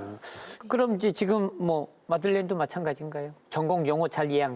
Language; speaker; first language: Korean; native; Korean